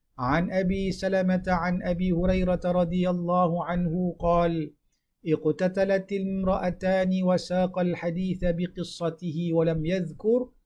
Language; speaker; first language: Arabic; non-native, fluent; Malay